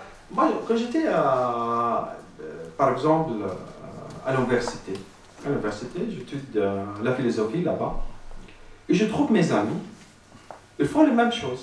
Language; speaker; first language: French; non-native, learner; Arabic